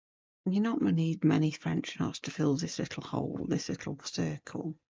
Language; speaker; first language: English; native; English